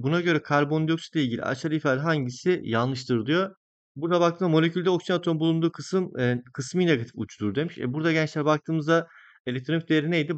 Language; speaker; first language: Turkish; native; Turkish